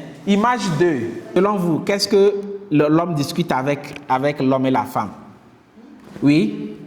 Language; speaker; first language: French; non-native, local second language; Kinyarwanda